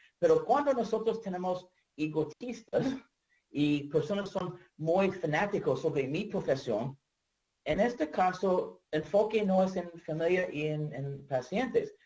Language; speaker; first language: Spanish; non-native, learner; English